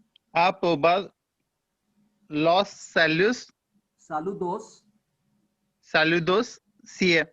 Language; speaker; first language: Spanish; non-native, learner; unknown